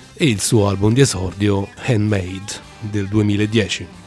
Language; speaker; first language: Italian; native; Italian